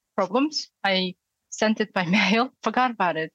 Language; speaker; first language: English; non-native, fluent; Russian